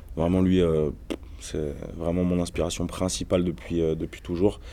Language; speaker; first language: French; native; French